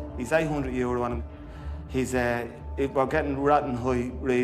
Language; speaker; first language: English; native; English